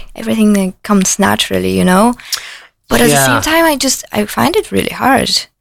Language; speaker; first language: English; non-native, fluent; Bulgarian